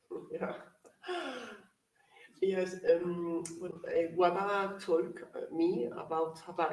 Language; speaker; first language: English; non-native, learner; Spanish